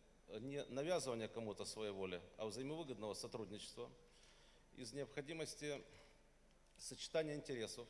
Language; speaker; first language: Russian; native; Russian